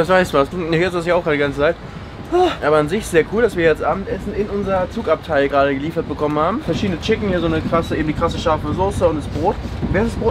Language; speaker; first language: German; native; German